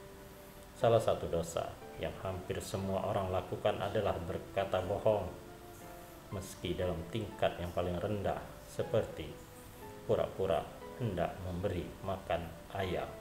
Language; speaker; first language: Indonesian; native; Indonesian